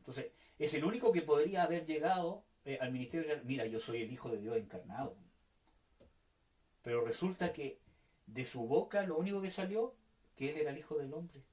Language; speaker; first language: Spanish; native; Spanish